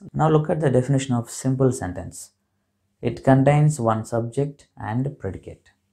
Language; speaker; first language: English; non-native, local second language; Telugu